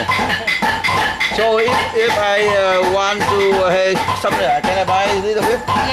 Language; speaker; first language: English; non-native, learner; Vietnamese